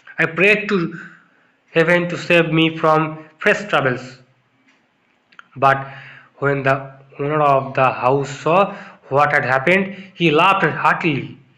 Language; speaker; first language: English; non-native, local second language; Bangla